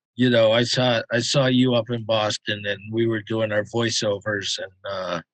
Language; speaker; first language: English; native; English